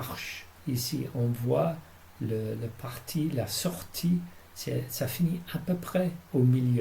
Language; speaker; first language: French; non-native, fluent; English